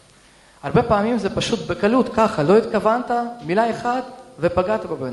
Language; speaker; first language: Hebrew; early bilingual, other home language; Russian